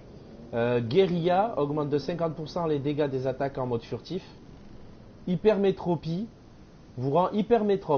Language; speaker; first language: French; native; French